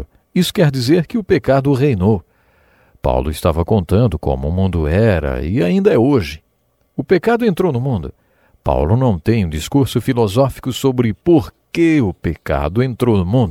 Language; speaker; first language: Portuguese; native; Portuguese